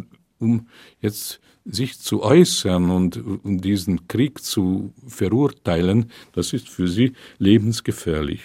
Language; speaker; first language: German; non-native, fluent; Hungarian